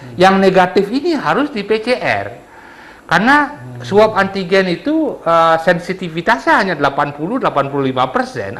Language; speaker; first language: Indonesian; non-native, local second language; Balinese